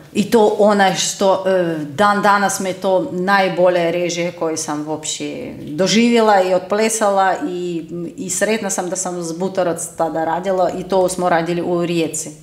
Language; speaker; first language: Croatian; non-native, fluent; Russian